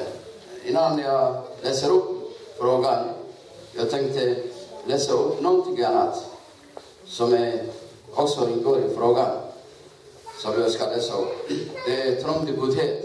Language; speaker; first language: Swedish; non-native, learner; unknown